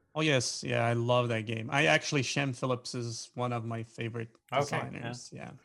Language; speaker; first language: English; non-native, fluent; Portuguese